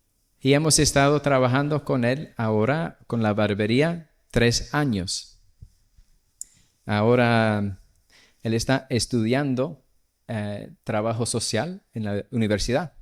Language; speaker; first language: Spanish; non-native, fluent; English